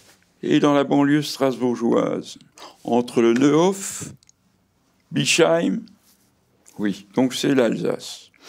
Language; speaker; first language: French; native; French